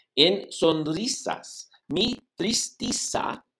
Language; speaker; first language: Spanish; non-native, learner; English